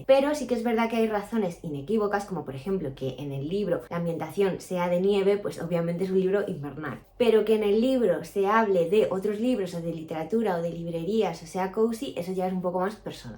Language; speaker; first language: Spanish; native; Spanish